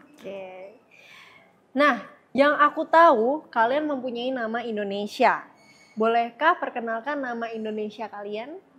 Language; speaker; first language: Indonesian; native; Indonesian